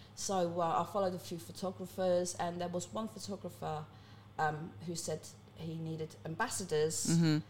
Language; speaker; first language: English; early bilingual, other home language; Cantonese